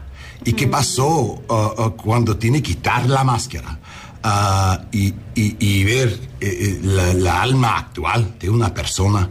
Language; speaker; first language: Spanish; non-native, learner; English